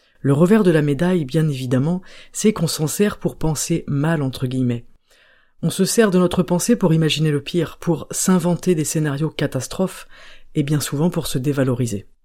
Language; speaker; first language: French; native; French